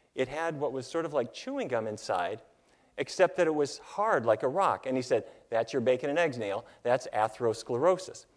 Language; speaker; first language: English; native; English